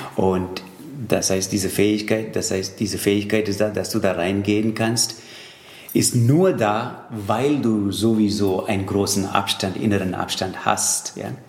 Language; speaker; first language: German; non-native, fluent; Tamil